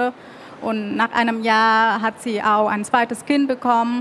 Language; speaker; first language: German; early bilingual, other home language; Vietnamese